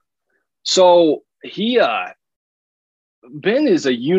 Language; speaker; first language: English; native; English